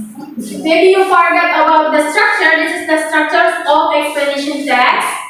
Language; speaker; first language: English; non-native, learner; Indonesian